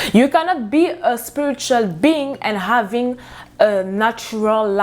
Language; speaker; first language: English; non-native, fluent; French